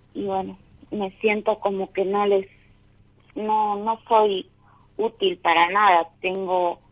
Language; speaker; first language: Spanish; native; Spanish